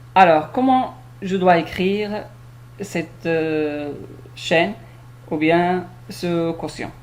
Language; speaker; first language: French; non-native, local second language; Arabic